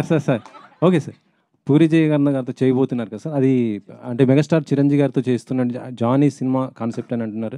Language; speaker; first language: Telugu; native; Telugu